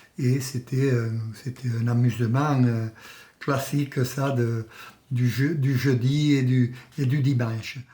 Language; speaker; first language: French; native; French